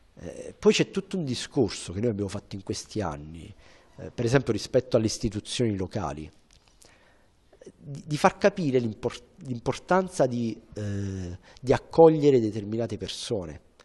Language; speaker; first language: Italian; native; Italian